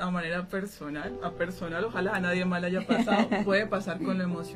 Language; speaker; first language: Spanish; native; Spanish